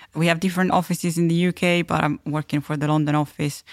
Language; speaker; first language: English; non-native, fluent; Italian